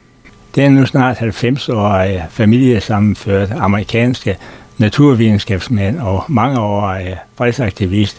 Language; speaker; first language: Danish; native; Danish